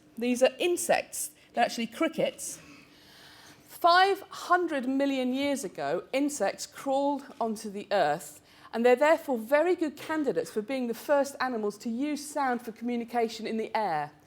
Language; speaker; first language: English; native; English